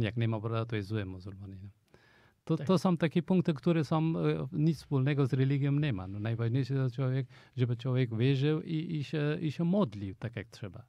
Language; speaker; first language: Polish; non-native, fluent; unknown